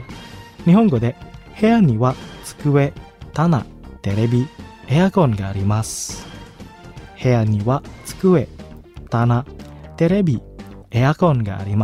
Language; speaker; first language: Japanese; non-native, fluent; Indonesian